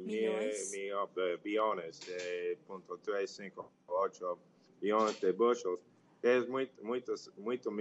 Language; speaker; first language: Portuguese; non-native, fluent; English